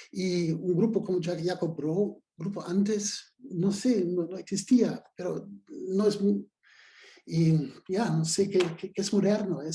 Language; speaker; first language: Spanish; non-native, fluent; German